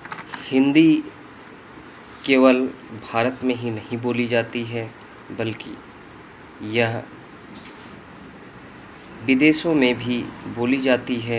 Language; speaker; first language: Hindi; native; Hindi